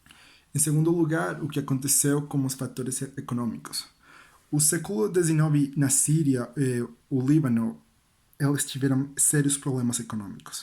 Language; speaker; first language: Portuguese; non-native, learner; Spanish